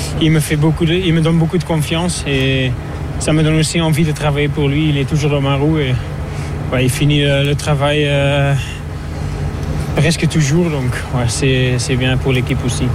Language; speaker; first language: French; non-native, fluent; Dutch